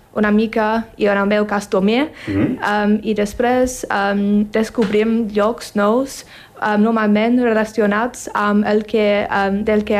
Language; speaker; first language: Catalan; non-native, fluent; English